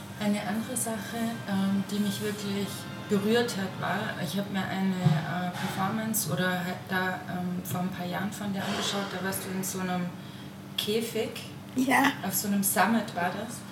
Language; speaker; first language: German; non-native, learner; Spanish